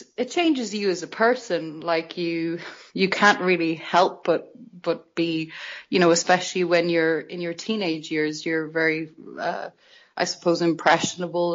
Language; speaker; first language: English; native; English